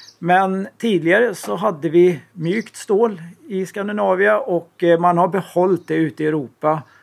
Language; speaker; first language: Swedish; native; Swedish